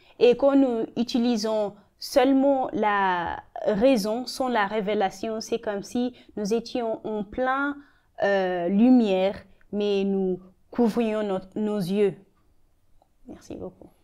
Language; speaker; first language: French; non-native, fluent; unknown